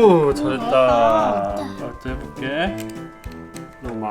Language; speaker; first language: Korean; native; Korean